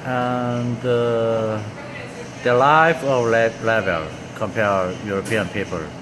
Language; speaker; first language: English; non-native, learner; Korean